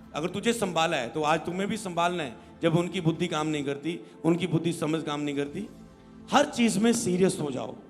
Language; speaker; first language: Hindi; non-native, local second language; Punjabi